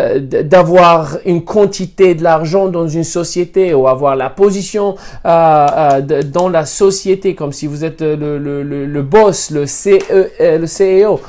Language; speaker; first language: French; non-native, fluent; Spanish